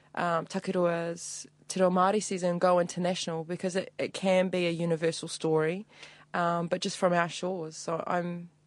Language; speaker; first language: English; native; English